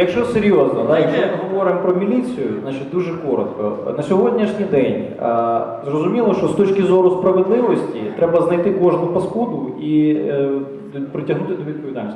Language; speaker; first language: Ukrainian; native; Ukrainian